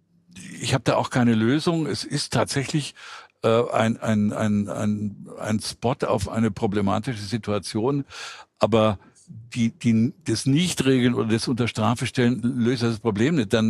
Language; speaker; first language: German; native; German